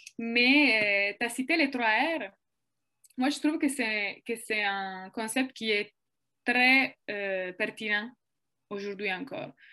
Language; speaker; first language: French; non-native, fluent; Italian